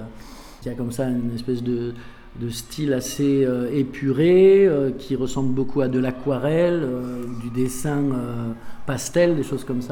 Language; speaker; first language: French; native; French